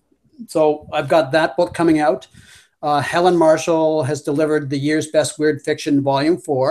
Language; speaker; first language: English; native; English